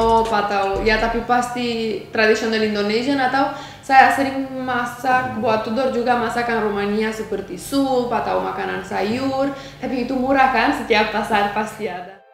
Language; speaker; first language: Indonesian; non-native, fluent; Romanian